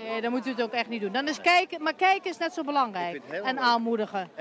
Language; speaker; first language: Dutch; native; Dutch